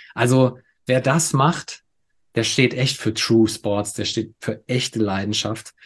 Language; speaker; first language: German; native; German